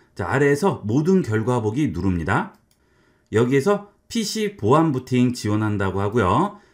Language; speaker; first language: Korean; native; Korean